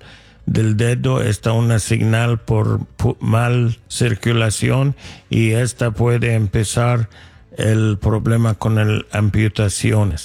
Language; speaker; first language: Spanish; non-native, fluent; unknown